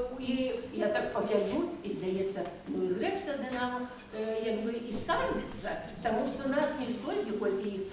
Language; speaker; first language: Belarusian; native; Belarusian